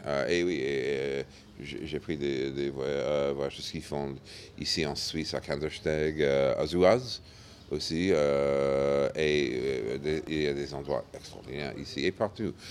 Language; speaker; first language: French; non-native, fluent; English